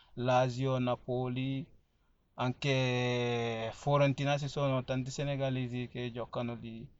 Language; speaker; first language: Italian; non-native, learner; Fula